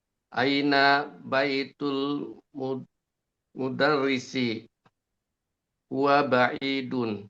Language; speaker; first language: Arabic; non-native, learner; Indonesian